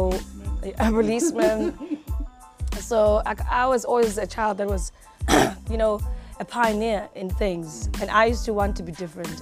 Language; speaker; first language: English; non-native, local second language; Zulu